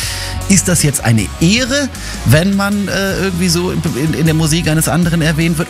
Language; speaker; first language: German; native; German